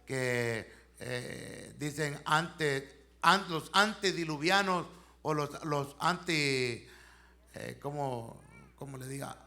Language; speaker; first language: Spanish; native; Spanish